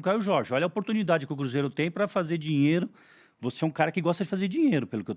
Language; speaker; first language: Portuguese; native; Portuguese